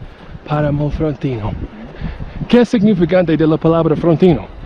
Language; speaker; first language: Spanish; non-native, learner; English